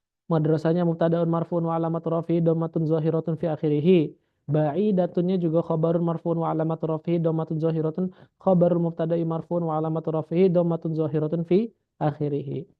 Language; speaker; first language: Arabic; non-native, fluent; Indonesian